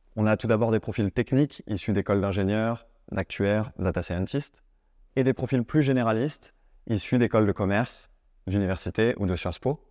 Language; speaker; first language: French; native; French